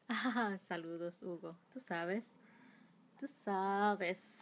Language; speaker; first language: Spanish; early bilingual, heritage; Spanish